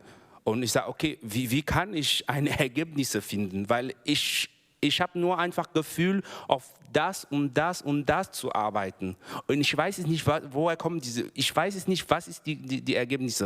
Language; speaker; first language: German; non-native, learner; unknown